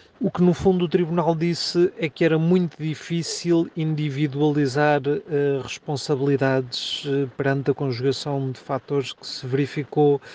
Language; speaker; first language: Portuguese; native; Portuguese